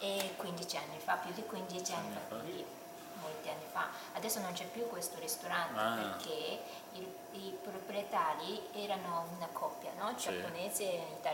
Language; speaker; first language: Italian; non-native, fluent; Japanese